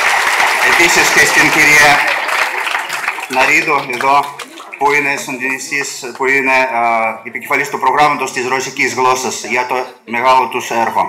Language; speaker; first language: Greek; non-native, learner; Russian